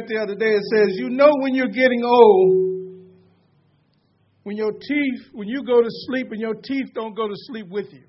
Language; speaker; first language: English; native; English